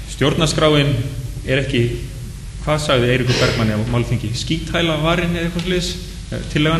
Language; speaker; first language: Icelandic; native; Icelandic